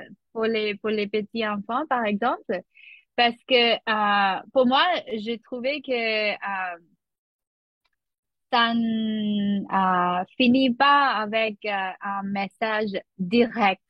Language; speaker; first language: French; non-native, learner; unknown